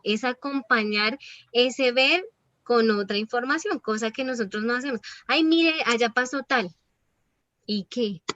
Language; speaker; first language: Spanish; native; Spanish